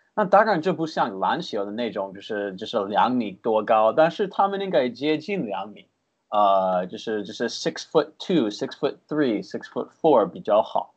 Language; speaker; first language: Chinese; early bilingual, heritage; Chinese